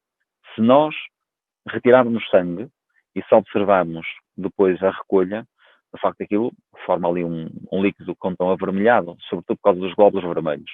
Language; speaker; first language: Portuguese; native; Portuguese